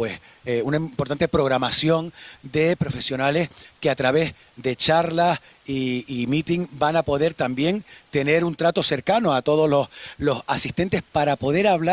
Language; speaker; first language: Spanish; native; Spanish